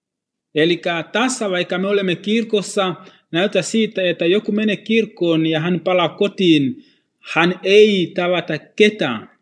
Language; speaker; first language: Finnish; non-native, fluent; Swahili